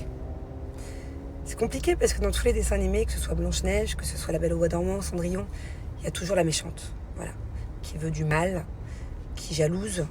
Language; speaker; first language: French; native; French